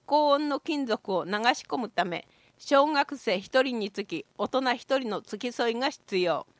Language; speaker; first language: Japanese; native; Japanese